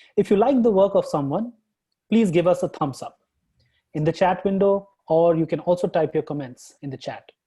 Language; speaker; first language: English; non-native, local second language; Hindi